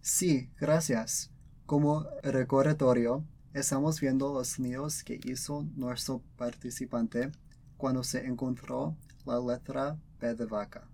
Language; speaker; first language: Spanish; early bilingual, other home language; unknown